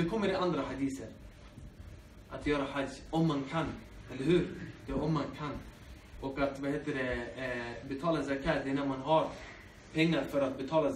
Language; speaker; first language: Swedish; early bilingual, other home language; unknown